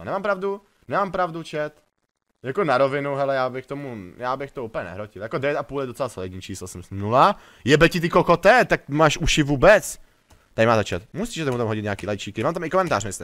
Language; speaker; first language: Czech; native; Czech